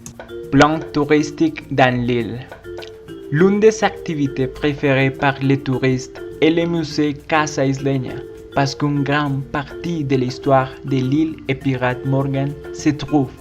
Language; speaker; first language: French; non-native, learner; Spanish